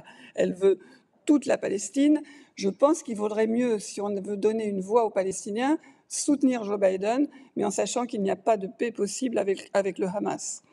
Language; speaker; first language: French; native; French